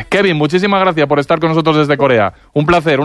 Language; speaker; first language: Spanish; native; Spanish